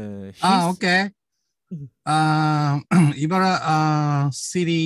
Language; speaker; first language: English; non-native, learner; Japanese